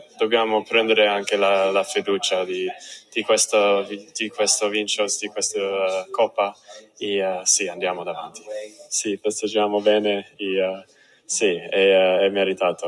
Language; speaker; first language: Italian; non-native, fluent; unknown